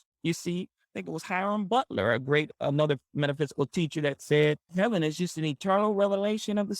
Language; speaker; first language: English; native; English